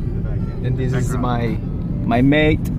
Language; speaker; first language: English; non-native, learner; Portuguese